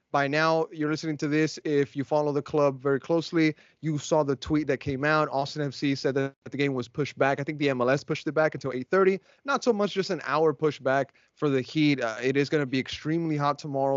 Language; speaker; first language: English; native; English